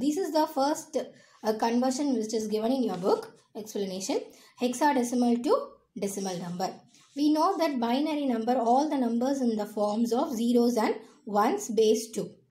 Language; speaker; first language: English; non-native, local second language; Tamil